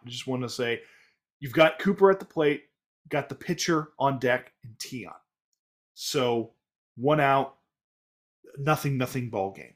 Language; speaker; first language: English; native; English